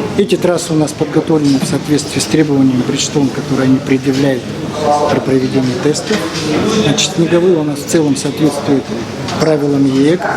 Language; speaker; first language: Russian; native; Russian